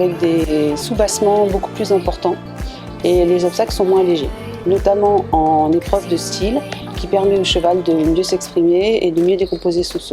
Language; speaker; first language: French; native; French